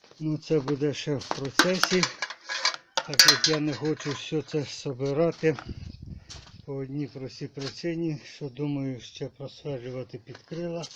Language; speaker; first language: Ukrainian; native; Ukrainian